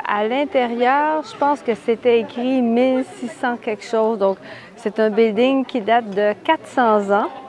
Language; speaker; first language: French; native; French